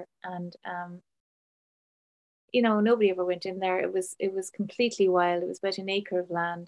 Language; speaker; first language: English; native; English